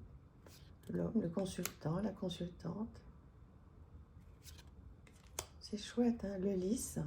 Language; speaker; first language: French; native; French